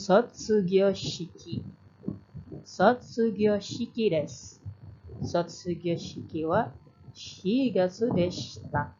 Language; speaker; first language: Japanese; non-native, fluent; Indonesian